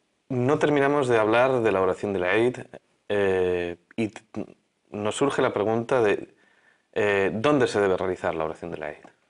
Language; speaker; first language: Spanish; native; Spanish